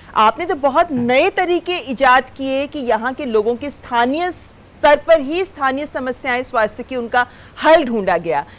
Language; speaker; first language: Hindi; native; Hindi